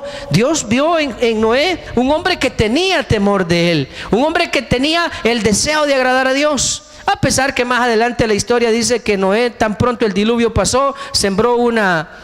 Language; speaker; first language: Spanish; native; Spanish